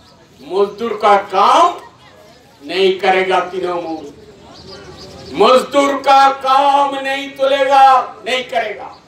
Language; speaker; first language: Hindi; non-native, local second language; Bangla